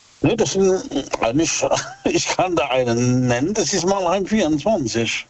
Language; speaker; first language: German; native; German